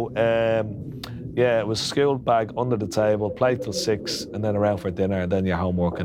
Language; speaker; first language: English; native; English